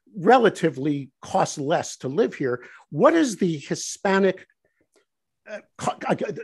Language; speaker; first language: English; native; English